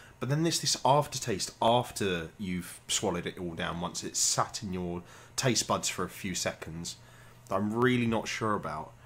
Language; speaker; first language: English; native; English